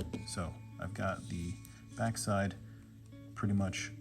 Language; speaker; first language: English; native; English